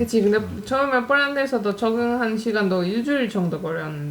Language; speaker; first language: Korean; non-native, fluent; Polish